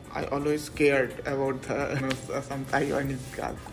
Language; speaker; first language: English; non-native, local second language; Bangla